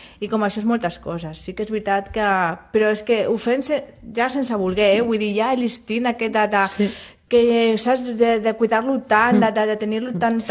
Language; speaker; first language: Catalan; non-native, local second language; Spanish